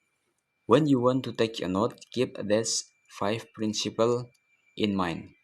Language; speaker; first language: English; non-native, learner; Indonesian